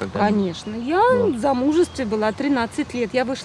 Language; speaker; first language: Russian; native; Russian